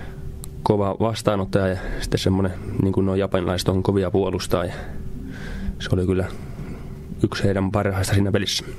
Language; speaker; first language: Finnish; native; Finnish